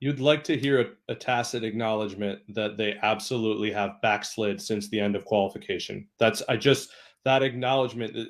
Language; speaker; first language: English; native; English